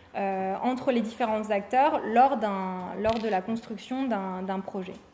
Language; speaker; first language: French; native; French